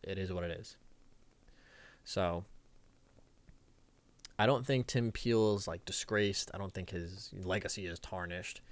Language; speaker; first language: English; native; English